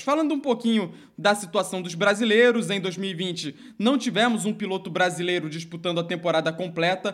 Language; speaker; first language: Portuguese; native; Portuguese